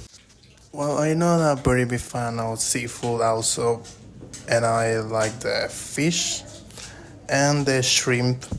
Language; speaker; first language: English; non-native, learner; Spanish